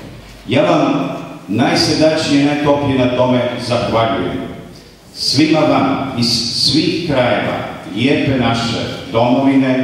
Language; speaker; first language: Croatian; native; Croatian